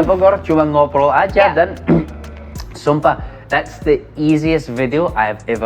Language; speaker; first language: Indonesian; non-native, learner; English